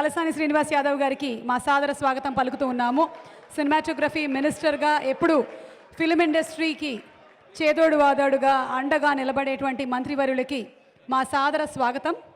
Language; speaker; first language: Telugu; native; Telugu